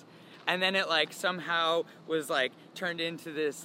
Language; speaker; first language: English; native; English